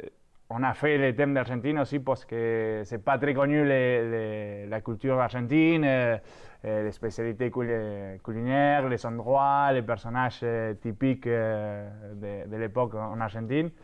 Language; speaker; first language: French; non-native, fluent; Spanish